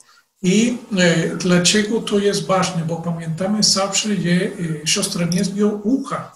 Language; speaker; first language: Polish; non-native, learner; Spanish